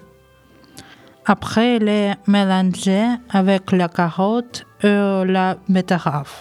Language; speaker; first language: French; non-native, learner; Ukrainian